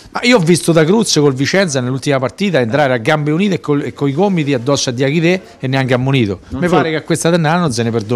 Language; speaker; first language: Italian; native; Italian